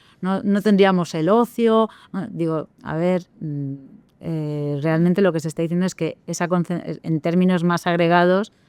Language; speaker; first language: Spanish; native; Spanish